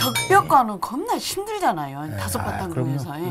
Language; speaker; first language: Korean; native; Korean